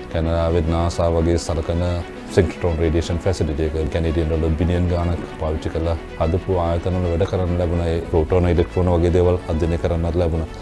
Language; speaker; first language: Sinhala; non-native, local second language; Tamil